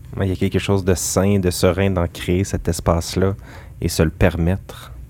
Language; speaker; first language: French; native; French